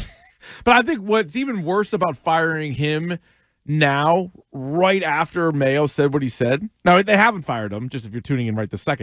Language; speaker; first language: English; native; English